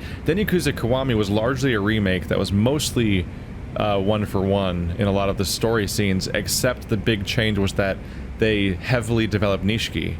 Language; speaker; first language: English; native; English